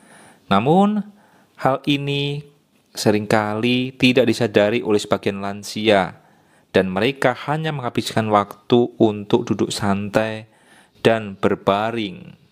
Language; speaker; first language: Indonesian; native; Indonesian